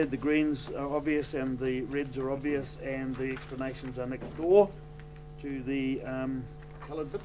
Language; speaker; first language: English; native; English